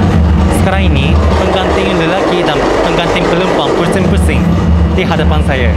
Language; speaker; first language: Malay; non-native, learner; Japanese